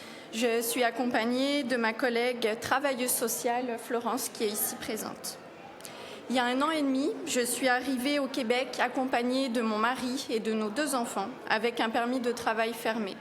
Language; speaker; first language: French; native; French